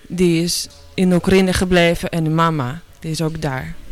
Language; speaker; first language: Dutch; non-native, learner; Ukrainian